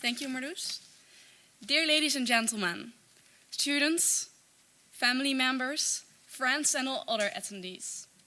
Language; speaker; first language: English; non-native, fluent; Dutch